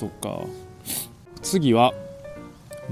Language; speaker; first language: Japanese; native; Japanese